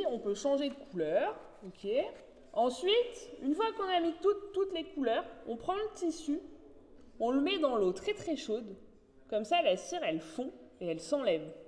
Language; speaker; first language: French; native; French